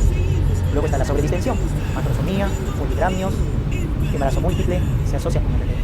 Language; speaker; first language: Spanish; native; Spanish